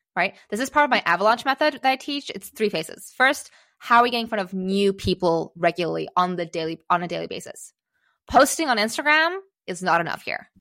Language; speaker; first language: English; early bilingual, other home language; Czech